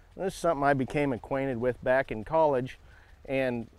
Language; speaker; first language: English; native; English